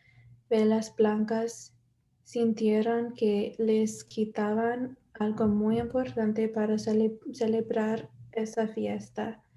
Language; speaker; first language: Spanish; non-native, learner; English